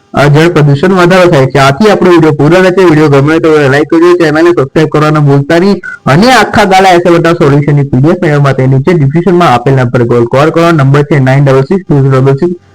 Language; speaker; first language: Gujarati; non-native, local second language; Marathi